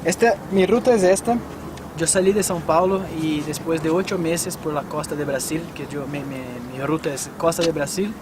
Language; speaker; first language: Spanish; non-native, fluent; Portuguese